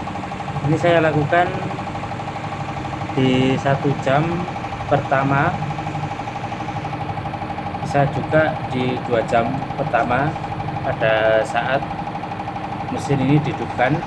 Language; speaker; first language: Indonesian; non-native, local second language; Javanese